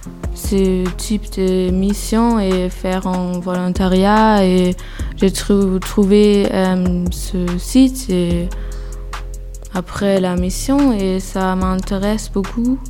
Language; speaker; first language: French; non-native, learner; German